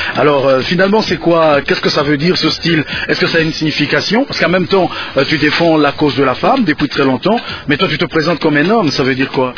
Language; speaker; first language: French; non-native, local second language; Lingala